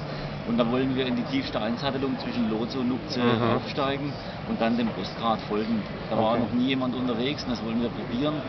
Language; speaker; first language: German; native; German